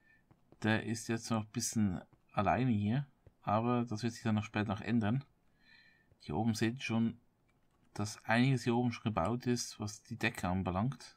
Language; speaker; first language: German; native; German